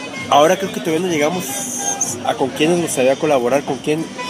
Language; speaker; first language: Spanish; native; Spanish